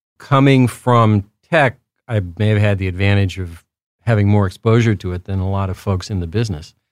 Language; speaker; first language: English; early bilingual, other home language; Spanish